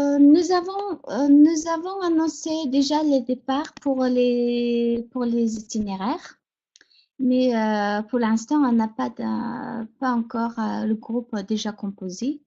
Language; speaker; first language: French; non-native, fluent; Mongolian